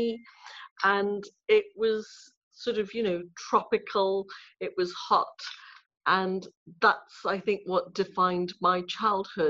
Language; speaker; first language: English; native; English